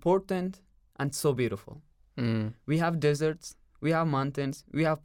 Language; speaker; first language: English; non-native, learner; Persian